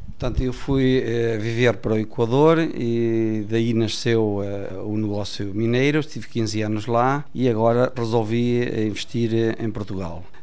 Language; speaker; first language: Portuguese; native; Portuguese